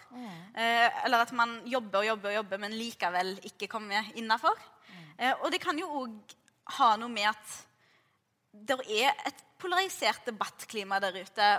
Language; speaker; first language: Norwegian; early bilingual, other home language; Arabic